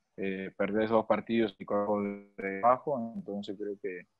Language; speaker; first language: Spanish; native; Spanish